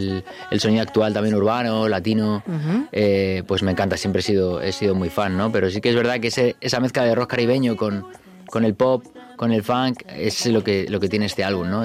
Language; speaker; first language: Spanish; native; Spanish